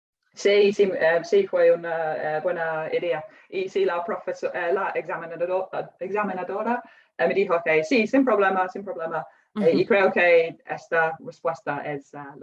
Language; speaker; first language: Spanish; non-native, fluent; English